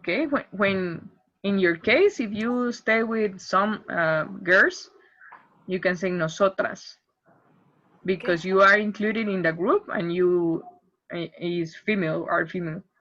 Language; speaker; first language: English; non-native, fluent; Spanish